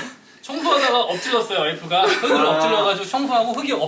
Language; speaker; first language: Korean; native; Korean